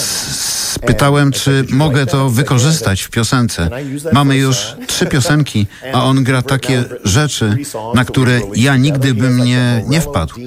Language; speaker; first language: Polish; native; Polish